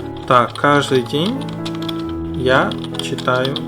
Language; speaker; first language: Russian; non-native, fluent; Uzbek